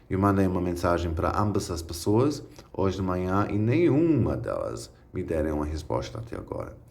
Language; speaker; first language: Portuguese; non-native, fluent; English